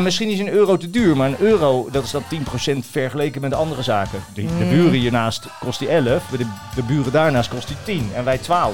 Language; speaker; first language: Dutch; native; Dutch